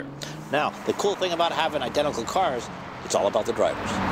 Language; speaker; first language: English; native; English